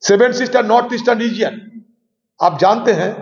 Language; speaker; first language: Hindi; non-native, local second language; Bangla